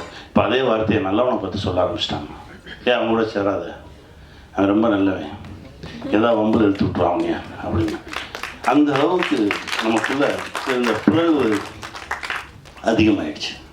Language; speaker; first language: Tamil; native; Tamil